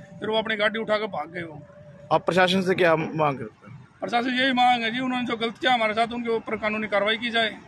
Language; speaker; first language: Hindi; native; Hindi